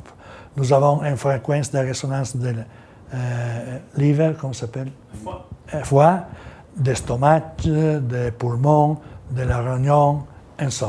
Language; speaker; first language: French; non-native, learner; Italian